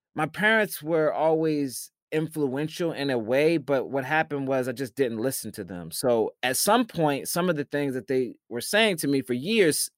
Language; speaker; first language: English; early bilingual, other home language; Shona